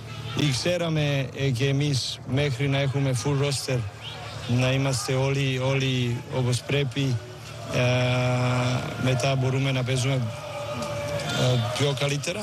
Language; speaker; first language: Greek; non-native, learner; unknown